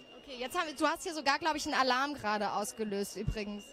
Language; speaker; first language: German; native; German